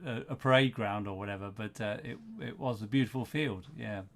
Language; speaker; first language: English; native; English